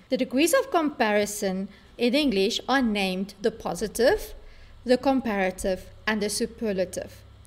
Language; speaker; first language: English; native; English